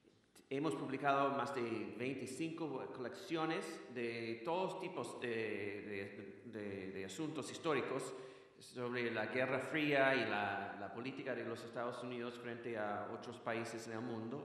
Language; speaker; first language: Spanish; non-native, fluent; English